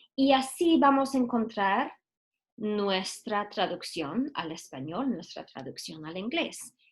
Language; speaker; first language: Spanish; non-native, fluent; English